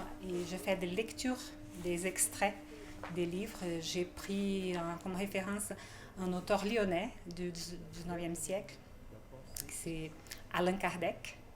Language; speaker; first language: French; non-native, fluent; Portuguese